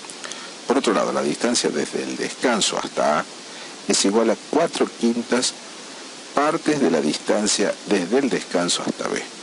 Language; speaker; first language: Spanish; native; Spanish